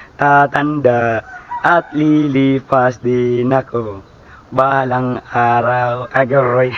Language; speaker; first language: Filipino; native; Filipino